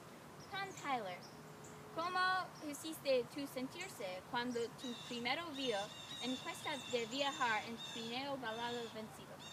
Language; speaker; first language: Spanish; non-native, learner; English